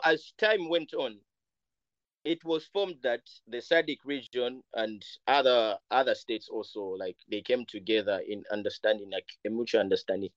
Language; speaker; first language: English; non-native, local second language; Bemba